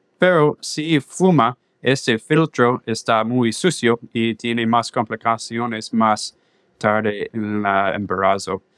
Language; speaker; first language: Spanish; non-native, learner; English